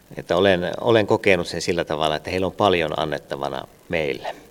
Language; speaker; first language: Finnish; native; Finnish